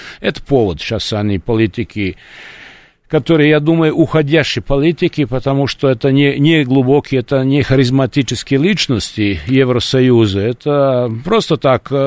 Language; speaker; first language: Russian; non-native, fluent; Serbian